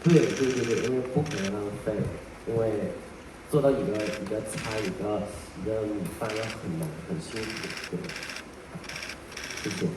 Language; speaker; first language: Chinese; non-native, learner; Thai